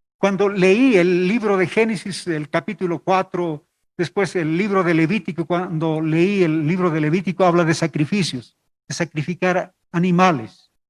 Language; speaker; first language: Spanish; non-native, local second language; Aymara